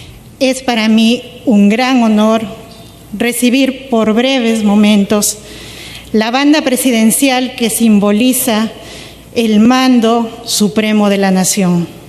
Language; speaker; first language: Spanish; native; Spanish